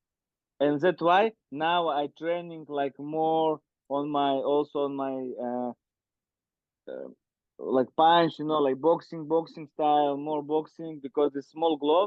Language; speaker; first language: English; non-native, learner; Russian